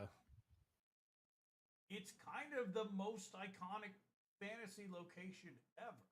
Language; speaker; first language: English; native; English